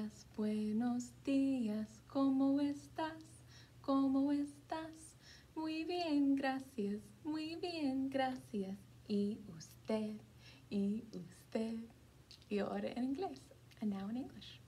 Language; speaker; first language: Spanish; non-native, fluent; English